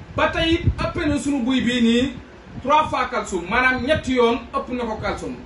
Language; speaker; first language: Wolof; native; Wolof